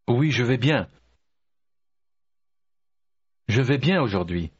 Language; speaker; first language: French; non-native, learner; English